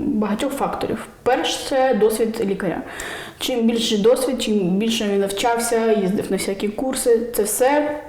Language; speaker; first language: Ukrainian; non-native, local second language; Russian